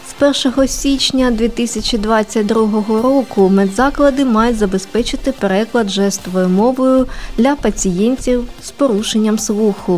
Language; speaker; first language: Ukrainian; native; Ukrainian